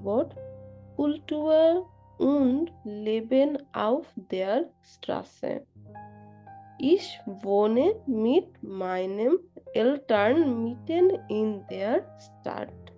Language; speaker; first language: German; non-native, learner; Bangla